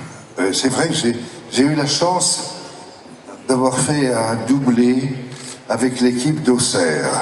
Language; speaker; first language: French; native; French